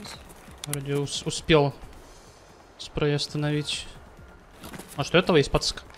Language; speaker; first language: Russian; native; Russian